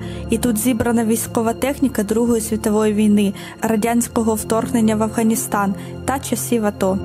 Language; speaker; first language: Ukrainian; native; Ukrainian